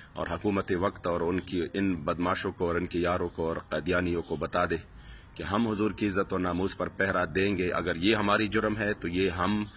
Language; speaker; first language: Urdu; non-native, local second language; Punjabi